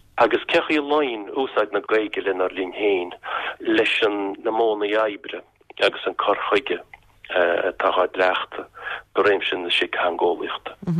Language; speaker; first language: Irish; non-native, local second language; English